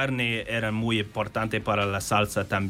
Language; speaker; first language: Spanish; non-native, learner; English